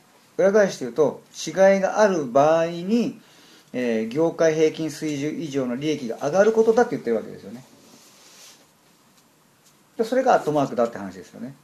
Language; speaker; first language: Japanese; native; Japanese